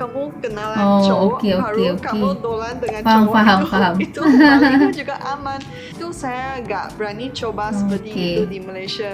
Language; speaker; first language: Indonesian; non-native, fluent; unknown